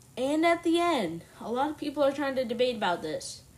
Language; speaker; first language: English; native; English